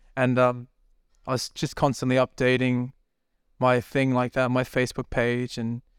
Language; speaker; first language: English; native; English